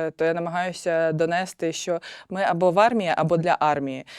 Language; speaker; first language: Ukrainian; non-native, local second language; Russian